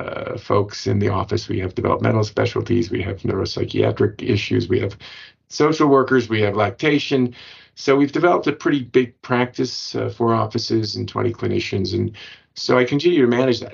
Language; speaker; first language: English; native; English